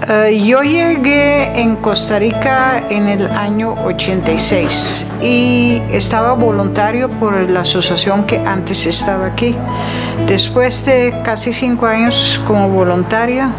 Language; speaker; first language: Spanish; non-native, fluent; Dutch